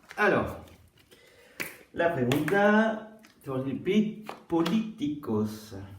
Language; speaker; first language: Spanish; non-native, learner; French